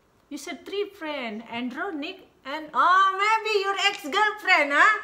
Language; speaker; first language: English; non-native, learner; Sundanese